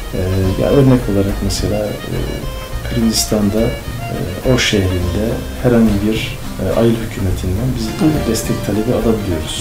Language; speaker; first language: Turkish; native; Turkish